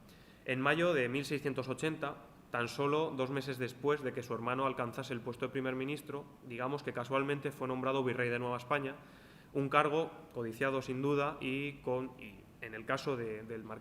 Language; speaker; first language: Spanish; native; Spanish